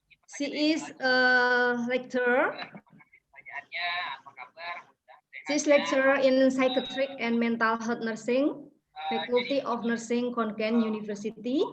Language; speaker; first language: English; non-native, fluent; Indonesian